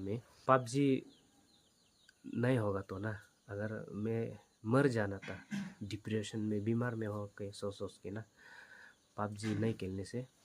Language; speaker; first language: Hindi; non-native, local second language; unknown